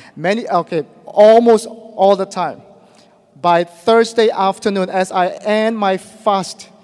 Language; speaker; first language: English; non-native, fluent; Burmese